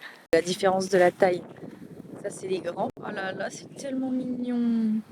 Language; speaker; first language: French; native; French